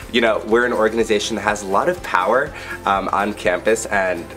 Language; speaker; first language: English; native; English